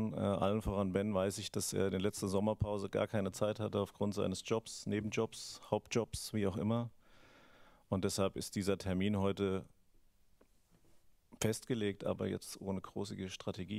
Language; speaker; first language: German; native; German